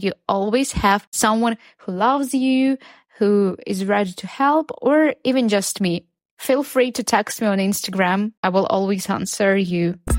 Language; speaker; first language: English; non-native, fluent; Ukrainian